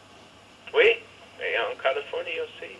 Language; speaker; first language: French; non-native, fluent; English